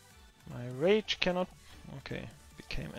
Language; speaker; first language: English; non-native, fluent; German